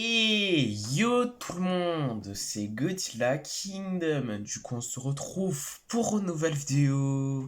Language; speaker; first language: French; native; French